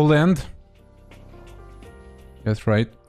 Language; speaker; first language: English; non-native, fluent; French